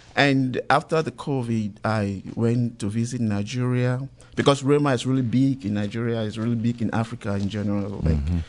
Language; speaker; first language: English; non-native, local second language; Igbo